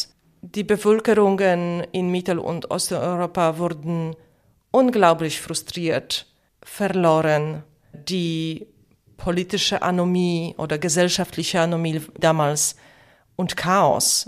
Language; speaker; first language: German; non-native, fluent; Polish